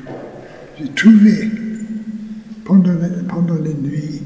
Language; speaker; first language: French; non-native, learner; English